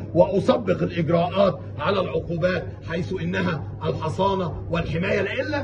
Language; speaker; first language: Arabic; native; Arabic